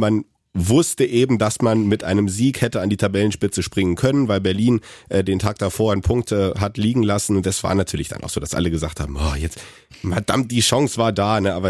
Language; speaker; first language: German; native; German